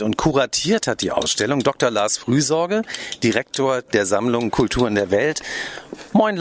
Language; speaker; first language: German; native; German